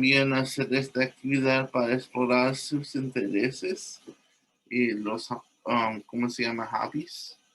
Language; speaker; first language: Spanish; early bilingual, heritage; English